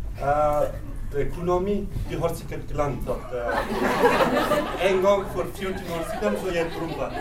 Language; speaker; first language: Norwegian; non-native, fluent; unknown